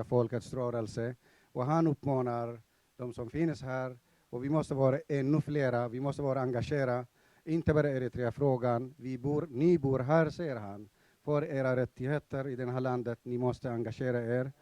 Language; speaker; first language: Swedish; non-native, fluent; Tigrinya